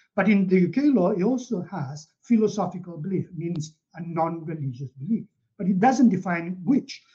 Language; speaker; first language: English; non-native, fluent; Catalan